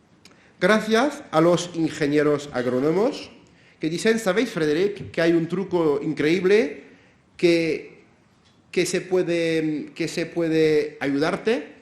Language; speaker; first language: Spanish; non-native, fluent; French